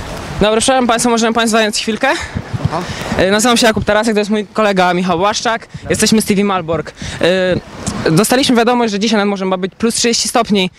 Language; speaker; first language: Polish; native; Polish